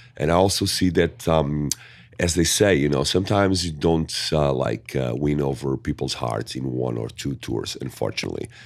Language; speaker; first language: English; non-native, fluent; Portuguese